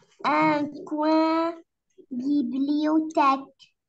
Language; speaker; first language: French; non-native, learner; Arabic